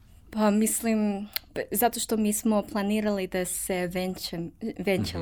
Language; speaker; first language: Serbian; non-native, learner; English